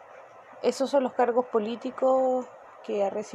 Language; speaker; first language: Portuguese; non-native, fluent; Spanish